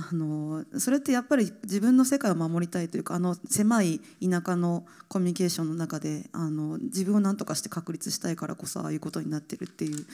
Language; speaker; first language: Japanese; native; Japanese